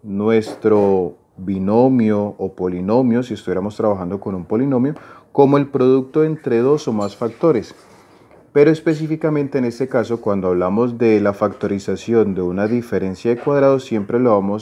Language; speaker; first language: Spanish; native; Spanish